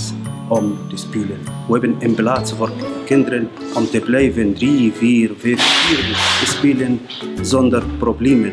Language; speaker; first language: Dutch; non-native, learner; Arabic